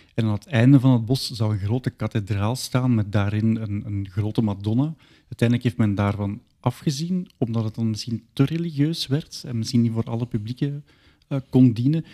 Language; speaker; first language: Dutch; native; Dutch